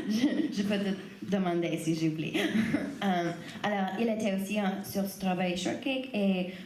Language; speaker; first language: French; non-native, learner; English